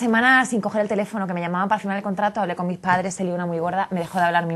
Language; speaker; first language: Spanish; native; Spanish